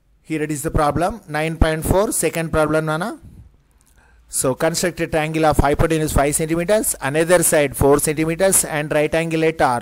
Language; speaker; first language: English; non-native, local second language; Telugu